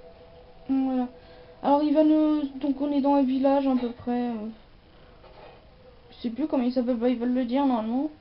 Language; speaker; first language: French; native; French